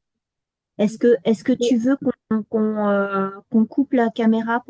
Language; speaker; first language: French; native; French